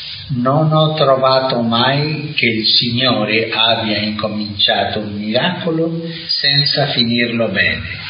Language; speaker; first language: Italian; non-native, fluent; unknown